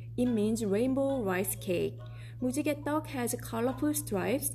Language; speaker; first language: English; non-native, fluent; Korean